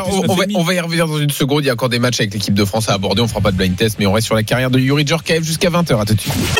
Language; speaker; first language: French; native; French